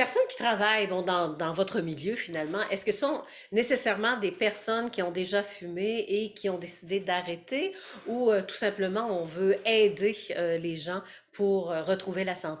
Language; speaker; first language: French; native; French